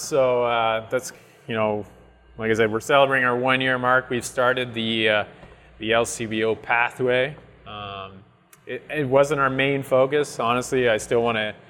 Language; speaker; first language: English; non-native, fluent; French